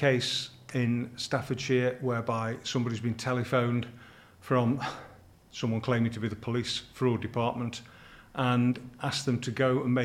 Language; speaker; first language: English; native; English